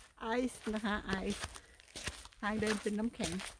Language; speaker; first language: German; non-native, learner; Thai